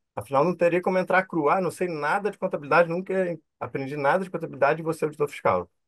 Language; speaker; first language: Portuguese; native; Portuguese